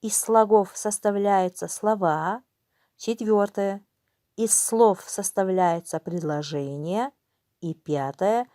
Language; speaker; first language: Russian; non-native, local second language; Kyrgyz